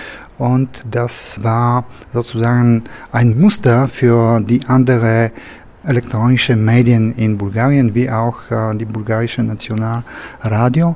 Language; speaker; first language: German; non-native, fluent; Bulgarian